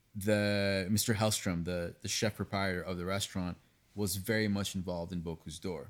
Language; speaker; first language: English; early bilingual, other home language; Spanish